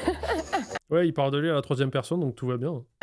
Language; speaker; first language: French; native; French